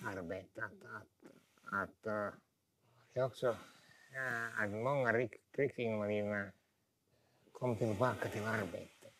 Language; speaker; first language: Swedish; non-native, local second language; Finnish